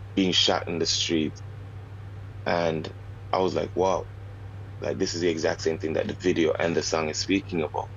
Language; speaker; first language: English; native; English